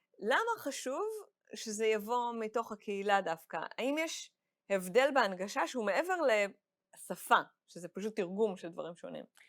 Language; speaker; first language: Hebrew; native; Hebrew